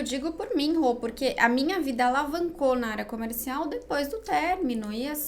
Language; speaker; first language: Portuguese; native; Portuguese